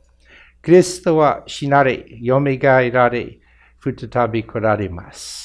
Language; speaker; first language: Japanese; non-native, fluent; English